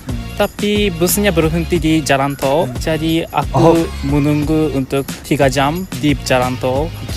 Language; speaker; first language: Indonesian; non-native, learner; Japanese